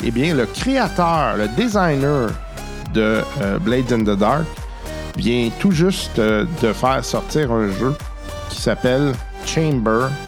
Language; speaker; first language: French; native; French